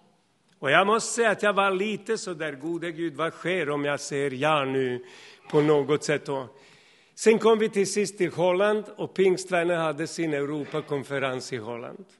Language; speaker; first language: Swedish; non-native, fluent; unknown